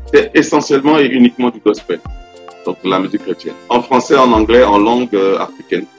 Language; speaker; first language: French; non-native, local second language; Yoruba